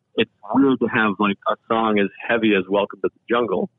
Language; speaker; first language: English; native; English